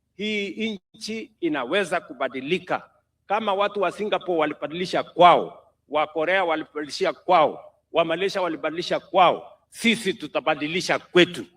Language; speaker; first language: Swahili; non-native, local second language; Kalenjin